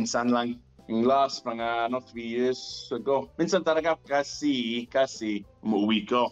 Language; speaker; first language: Filipino; non-native, learner; English